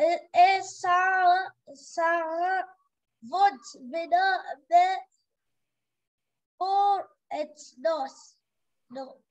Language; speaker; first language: French; non-native, learner; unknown